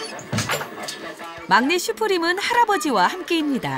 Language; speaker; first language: Korean; native; Korean